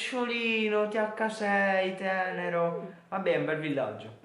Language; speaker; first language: Italian; native; Italian